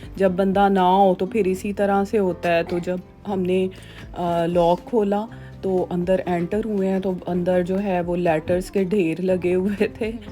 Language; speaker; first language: Urdu; native; Urdu